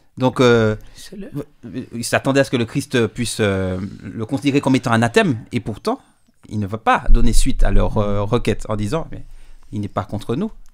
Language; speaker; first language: French; native; French